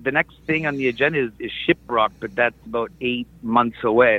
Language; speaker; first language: English; native; English